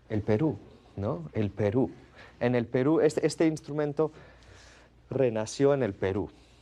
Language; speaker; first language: Spanish; non-native, fluent; English